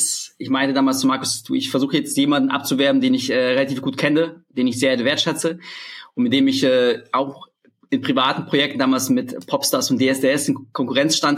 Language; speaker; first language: German; early bilingual, other home language; Russian